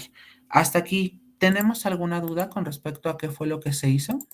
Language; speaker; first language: Spanish; native; Spanish